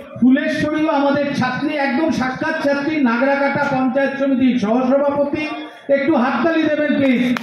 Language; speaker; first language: Bangla; native; Bangla